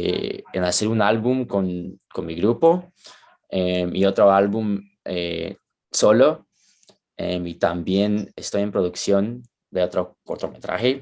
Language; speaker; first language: Spanish; early bilingual, heritage; Spanish